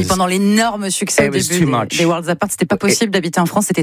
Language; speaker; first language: French; native; French